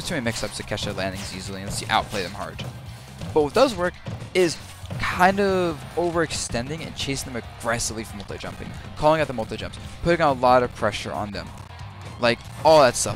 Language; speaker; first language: English; native; English